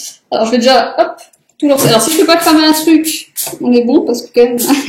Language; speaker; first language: French; native; French